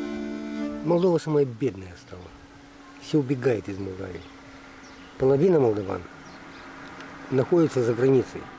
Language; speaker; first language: Russian; non-native, local second language; Romanian